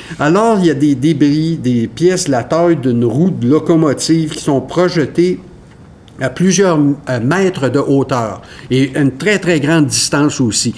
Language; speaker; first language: French; native; French